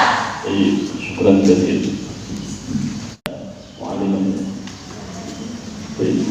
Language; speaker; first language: Arabic; non-native, learner; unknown